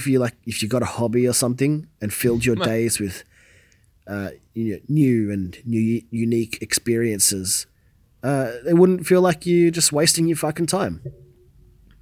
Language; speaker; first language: English; native; English